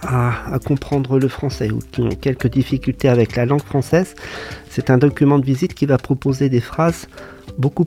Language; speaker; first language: French; native; French